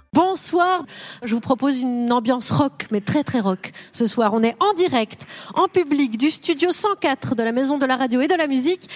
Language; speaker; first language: French; native; French